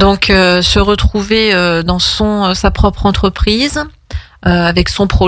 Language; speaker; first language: French; native; French